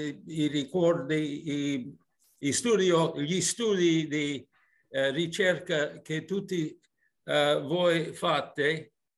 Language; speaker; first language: Italian; early bilingual, heritage; English